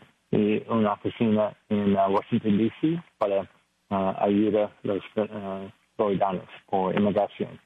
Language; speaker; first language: Spanish; non-native, learner; English